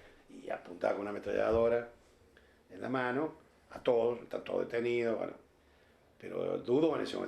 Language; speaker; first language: Spanish; native; Spanish